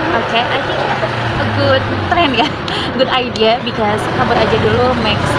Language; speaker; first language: English; non-native, learner; Indonesian